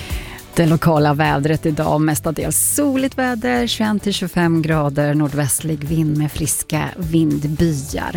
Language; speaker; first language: Swedish; native; Swedish